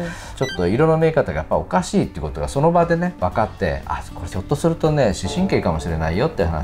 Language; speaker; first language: Japanese; native; Japanese